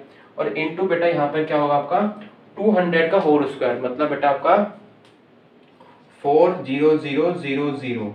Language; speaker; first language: Hindi; native; Hindi